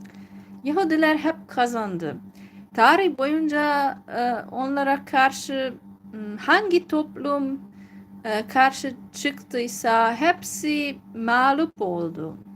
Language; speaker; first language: Turkish; non-native, fluent; Hungarian